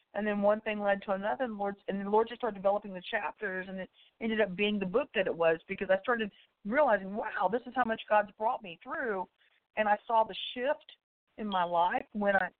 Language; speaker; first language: English; native; English